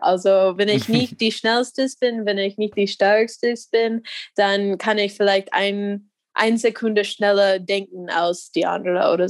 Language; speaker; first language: German; non-native, learner; English